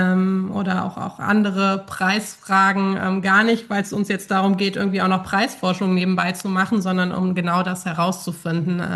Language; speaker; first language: German; native; German